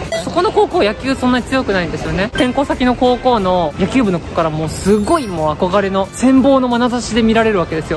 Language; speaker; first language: Japanese; native; Japanese